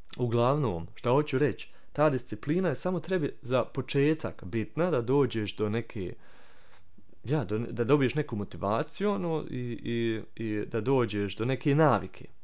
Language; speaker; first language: Serbian; early bilingual, heritage; Croatian